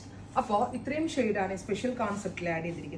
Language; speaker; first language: Malayalam; native; Malayalam